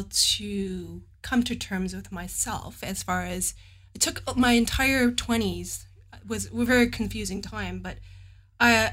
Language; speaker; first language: English; native; English